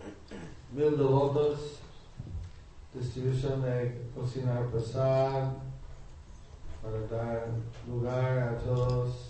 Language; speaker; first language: Spanish; non-native, learner; English